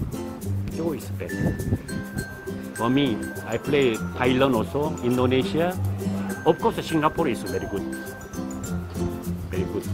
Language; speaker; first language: English; non-native, learner; Korean